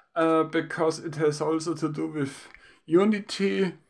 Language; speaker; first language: English; non-native, fluent; German